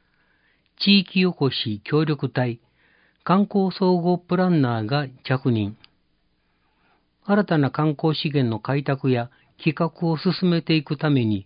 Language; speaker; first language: Japanese; native; Japanese